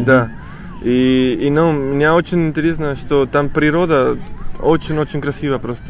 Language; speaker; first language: Russian; non-native, learner; Spanish